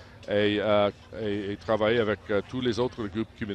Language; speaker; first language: French; non-native, local second language; English